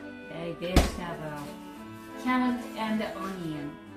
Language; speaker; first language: English; non-native, learner; Japanese